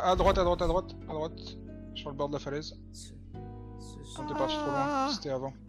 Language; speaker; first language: French; native; French